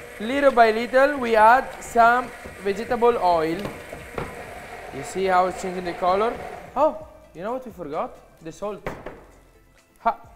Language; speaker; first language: English; non-native, fluent; Italian